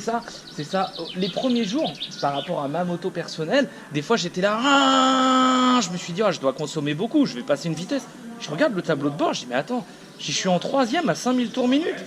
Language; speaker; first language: French; native; French